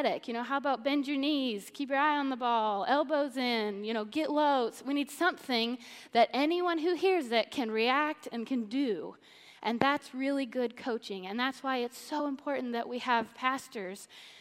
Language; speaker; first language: English; native; English